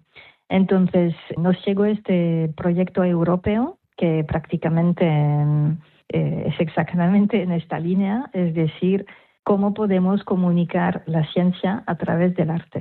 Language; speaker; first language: Spanish; non-native, fluent; French